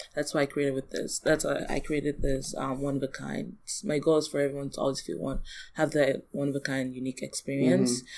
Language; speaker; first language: English; early bilingual, other home language; Yoruba